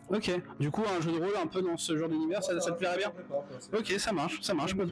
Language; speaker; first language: French; native; French